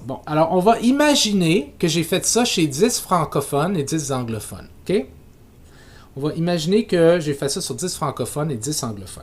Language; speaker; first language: French; native; French